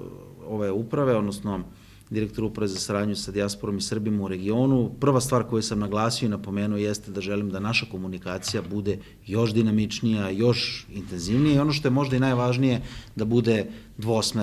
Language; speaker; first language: Bosnian; native; Bosnian